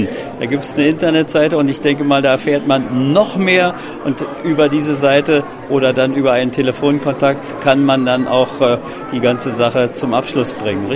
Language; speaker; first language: German; native; German